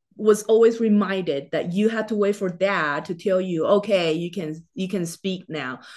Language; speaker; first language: English; non-native, fluent; Chinese